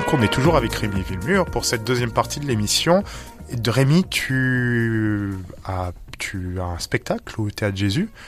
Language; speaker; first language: French; native; French